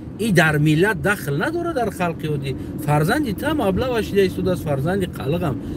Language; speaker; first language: Tajik; non-native, local second language; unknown